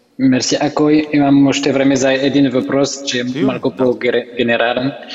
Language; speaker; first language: Bulgarian; non-native, learner; French